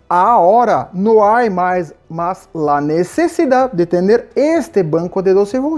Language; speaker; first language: Spanish; non-native, fluent; Portuguese